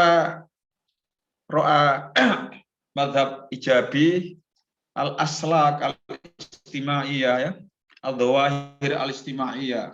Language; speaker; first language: Arabic; non-native, fluent; Indonesian